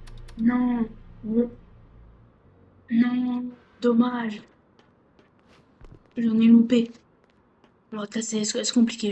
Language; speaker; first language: French; native; French